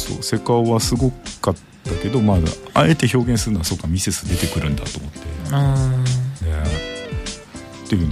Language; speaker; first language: Japanese; native; Japanese